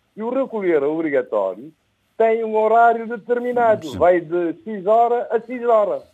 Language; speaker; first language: Portuguese; non-native, local second language; Kabuverdianu